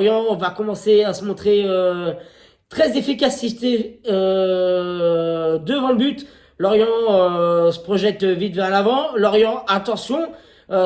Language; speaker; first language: French; native; French